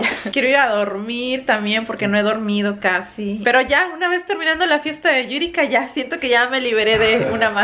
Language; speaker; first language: Spanish; native; Spanish